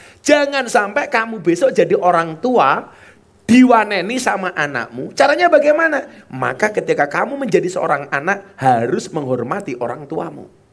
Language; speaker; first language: Indonesian; non-native, local second language; Javanese